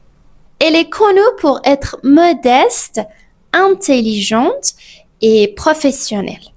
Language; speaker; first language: French; non-native, fluent; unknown